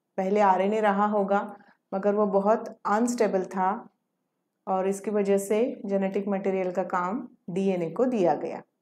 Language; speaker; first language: Hindi; non-native, local second language; Marathi